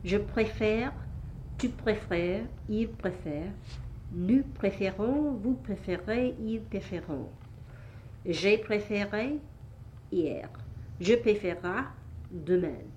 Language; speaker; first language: French; non-native, learner; English